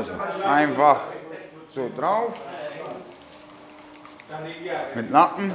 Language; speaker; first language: German; non-native, fluent; Italian